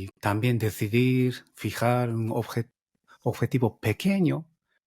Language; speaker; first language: Spanish; non-native, fluent; Japanese